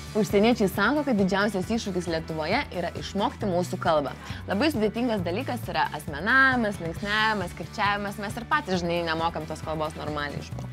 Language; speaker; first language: Lithuanian; native; Lithuanian